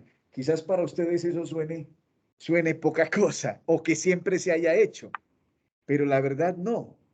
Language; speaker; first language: Spanish; native; Spanish